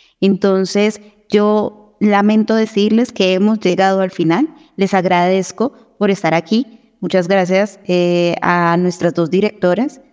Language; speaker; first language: Spanish; native; Spanish